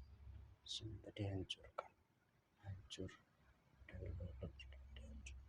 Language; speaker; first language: Indonesian; native; Indonesian